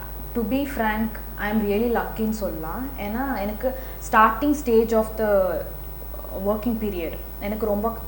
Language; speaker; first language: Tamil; non-native, learner; Kannada